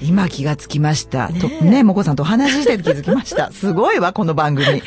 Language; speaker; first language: Japanese; native; Japanese